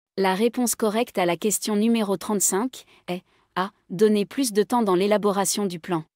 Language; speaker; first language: French; non-native, local second language; Arabic